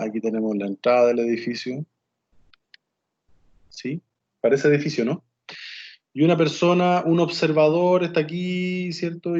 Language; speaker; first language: Spanish; native; Spanish